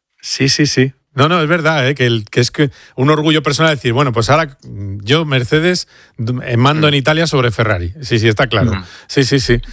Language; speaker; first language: Spanish; native; Spanish